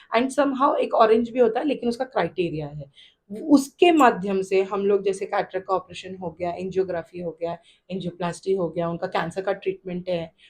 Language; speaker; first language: Hindi; non-native, local second language; Gujarati